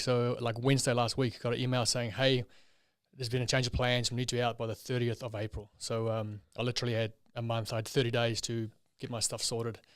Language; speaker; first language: English; native; English